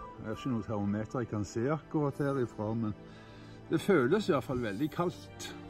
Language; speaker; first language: Norwegian; native; Norwegian